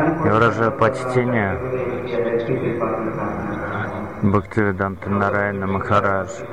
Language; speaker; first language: Russian; non-native, fluent; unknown